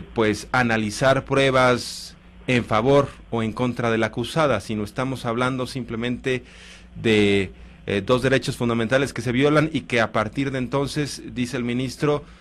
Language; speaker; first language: Spanish; native; Spanish